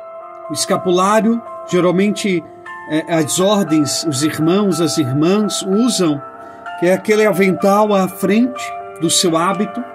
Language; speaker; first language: Portuguese; native; Portuguese